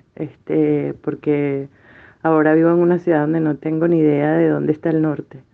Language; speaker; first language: Spanish; native; Spanish